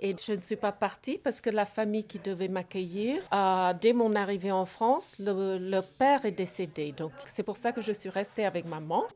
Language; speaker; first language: French; early bilingual, other home language; Hmong